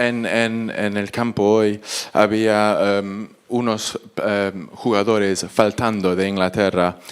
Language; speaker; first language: Spanish; non-native, learner; English